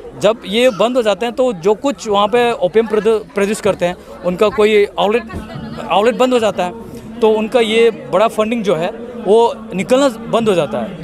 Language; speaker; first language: Hindi; non-native, local second language; Manipuri